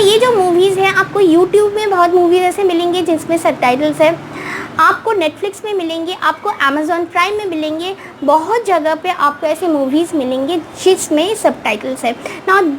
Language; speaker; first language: Hindi; non-native, local second language; Bangla